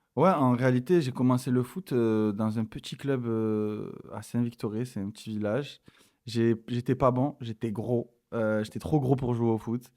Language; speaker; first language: French; native; French